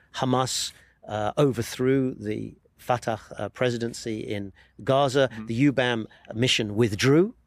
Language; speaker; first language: English; native; English